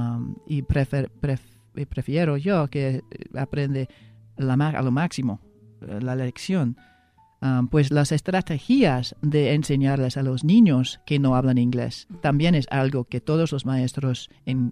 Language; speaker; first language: Spanish; non-native, fluent; English